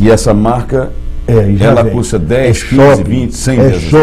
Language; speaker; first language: Portuguese; native; Portuguese